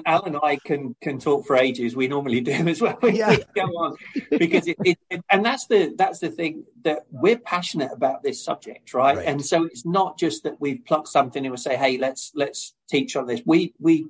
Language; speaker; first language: English; native; English